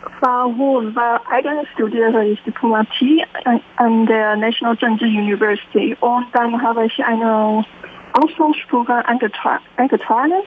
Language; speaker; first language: German; non-native, learner; Chinese